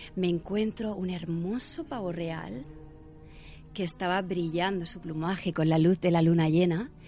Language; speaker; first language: Spanish; native; Spanish